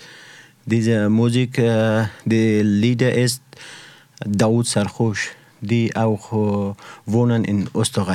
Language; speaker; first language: German; non-native, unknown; Persian